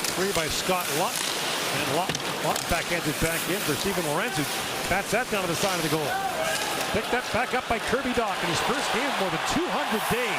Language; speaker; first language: English; native; English